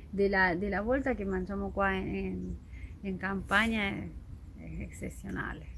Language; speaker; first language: Italian; non-native, learner; Spanish